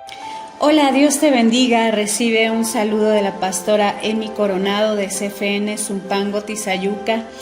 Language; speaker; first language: Spanish; native; Spanish